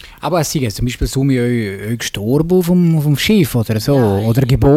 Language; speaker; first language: German; native; German